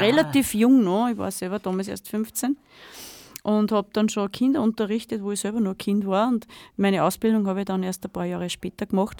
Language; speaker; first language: German; native; German